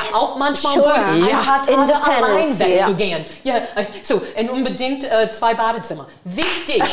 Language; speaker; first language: German; non-native, fluent; English